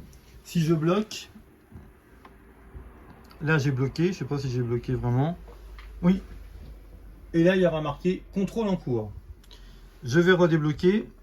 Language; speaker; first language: French; native; French